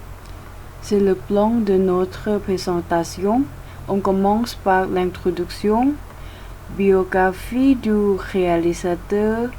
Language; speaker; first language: French; non-native, learner; Thai